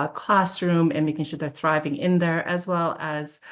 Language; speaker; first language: English; early bilingual, other home language; Korean